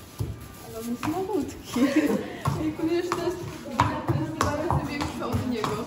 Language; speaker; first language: Polish; native; Polish